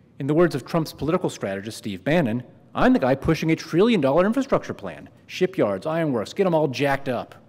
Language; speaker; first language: English; native; English